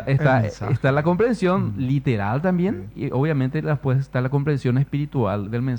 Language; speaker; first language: Spanish; native; Spanish